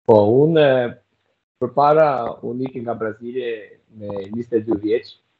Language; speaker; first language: Albanian; non-native, learner; Portuguese